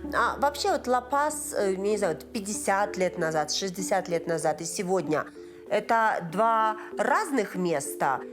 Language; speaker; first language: Russian; native; Russian